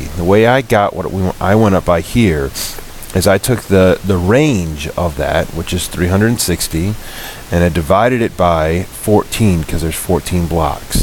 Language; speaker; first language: English; native; English